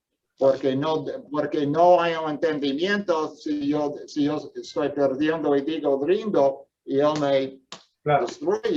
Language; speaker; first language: Spanish; non-native, fluent; English